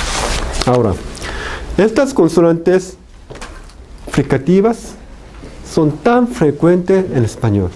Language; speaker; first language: Spanish; non-native, fluent; Korean